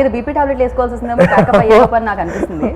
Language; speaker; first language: Telugu; native; Telugu